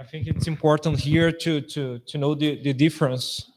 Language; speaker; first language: English; non-native, fluent; Portuguese